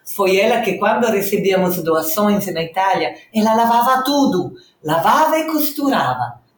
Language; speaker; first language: Portuguese; non-native, fluent; Italian